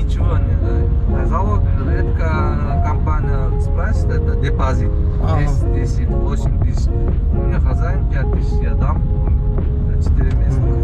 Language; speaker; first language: Russian; non-native, learner; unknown